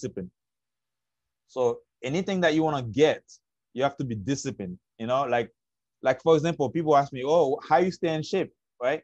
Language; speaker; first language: English; early bilingual, other home language; Haitian Creole